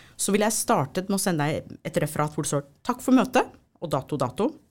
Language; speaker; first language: Norwegian; non-native, fluent; English